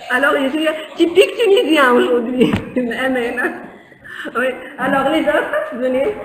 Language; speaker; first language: French; non-native, local second language; Arabic